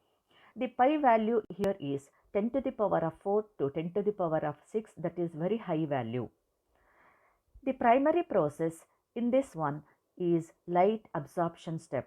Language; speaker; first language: English; non-native, local second language; Kannada